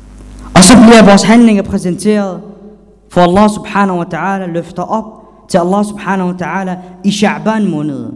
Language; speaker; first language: Danish; non-native, fluent; Arabic